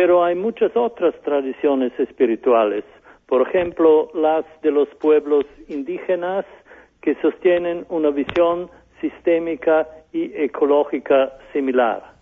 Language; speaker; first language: Spanish; non-native, fluent; German